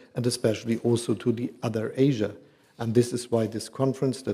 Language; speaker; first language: English; non-native, fluent; German